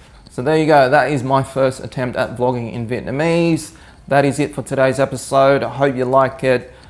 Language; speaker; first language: English; early bilingual, other home language; Vietnamese